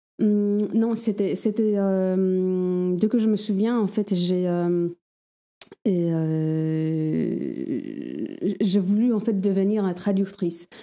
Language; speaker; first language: French; non-native, fluent; Polish